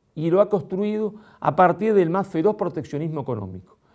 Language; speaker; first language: Spanish; native; Spanish